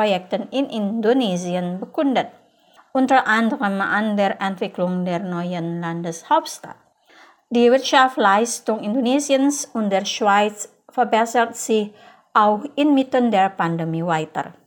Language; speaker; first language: German; non-native, fluent; Indonesian